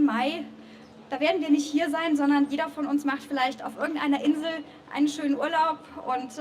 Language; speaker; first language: German; native; German